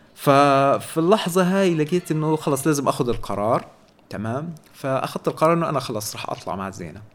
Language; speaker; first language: Arabic; native; Arabic